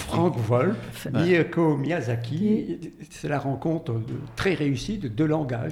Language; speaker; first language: French; native; French